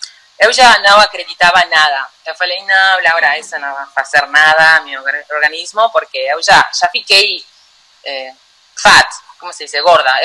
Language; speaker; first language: Portuguese; non-native, learner; Spanish